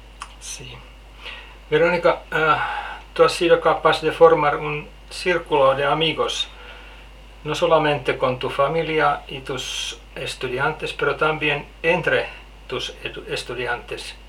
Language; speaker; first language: Spanish; non-native, learner; Finnish